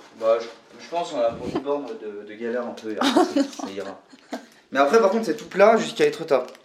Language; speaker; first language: French; native; French